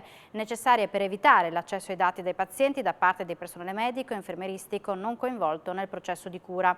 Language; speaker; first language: Italian; native; Italian